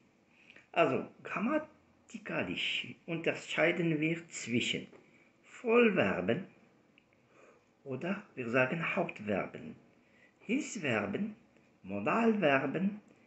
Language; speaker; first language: German; non-native, fluent; Arabic